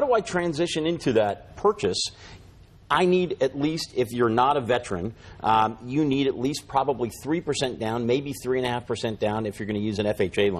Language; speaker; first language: English; native; English